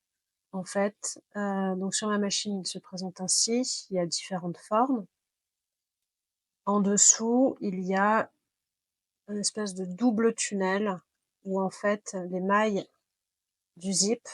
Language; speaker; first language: French; native; French